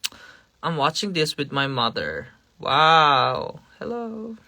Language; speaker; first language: English; non-native, learner; Korean